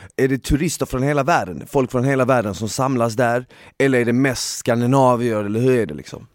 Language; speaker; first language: Swedish; native; Swedish